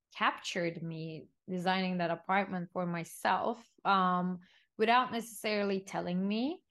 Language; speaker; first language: English; non-native, fluent; Turkish